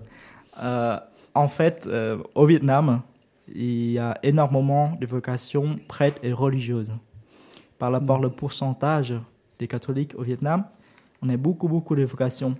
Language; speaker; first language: French; non-native, learner; Vietnamese